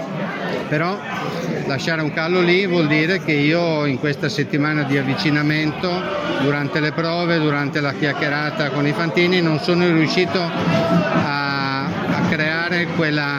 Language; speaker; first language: Italian; native; Italian